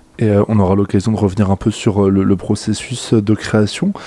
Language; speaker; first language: French; native; French